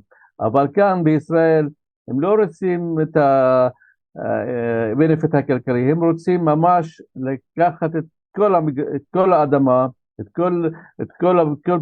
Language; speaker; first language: Hebrew; non-native, local second language; Arabic